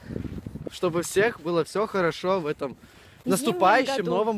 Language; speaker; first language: Russian; native; Russian